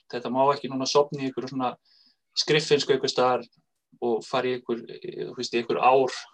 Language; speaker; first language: Icelandic; native; Icelandic